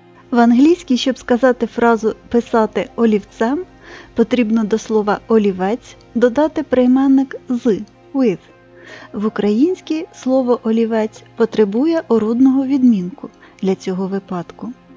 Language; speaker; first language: Ukrainian; native; Ukrainian